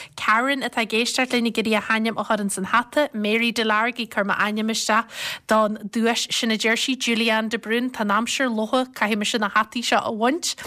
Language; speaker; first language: Irish; native; Irish